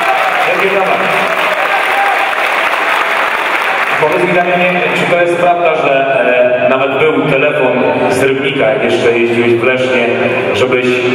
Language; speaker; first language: Polish; native; Polish